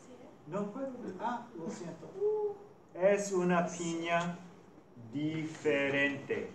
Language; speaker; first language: Spanish; non-native, fluent; English